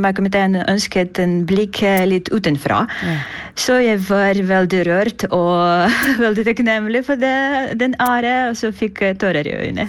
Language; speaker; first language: Norwegian; non-native, fluent; Ukrainian